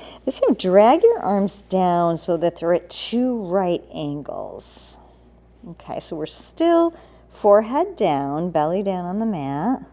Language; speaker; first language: English; native; English